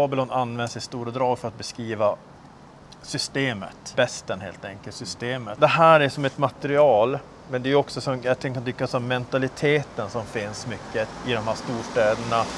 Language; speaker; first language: Swedish; native; Swedish